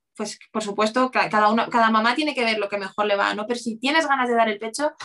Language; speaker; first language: Spanish; native; Spanish